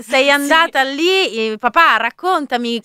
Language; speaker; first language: Italian; native; Italian